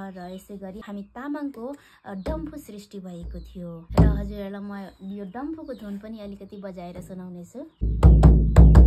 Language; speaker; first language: Nepali; non-native, local second language; Eastern Tamang